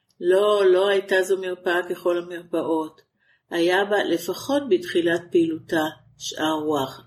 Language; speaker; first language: Hebrew; native; Hebrew